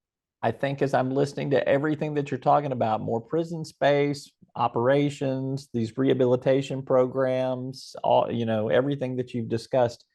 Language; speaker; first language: English; native; English